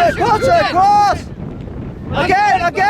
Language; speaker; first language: English; native; English